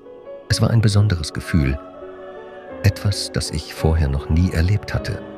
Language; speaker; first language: German; non-native, fluent; Persian